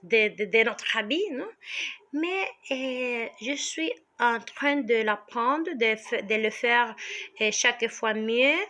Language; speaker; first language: French; non-native, learner; Spanish